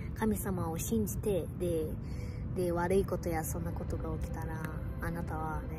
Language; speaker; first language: Japanese; early bilingual, other home language; Portuguese